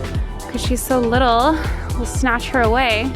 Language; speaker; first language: English; native; English